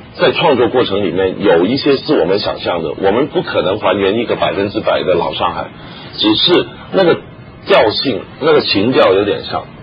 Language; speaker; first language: Chinese; non-native, local second language; Cantonese